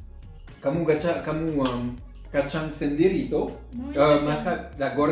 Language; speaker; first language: Indonesian; non-native, fluent; French